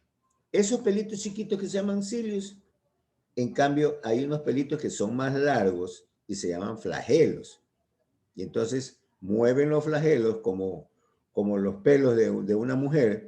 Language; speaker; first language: Spanish; native; Spanish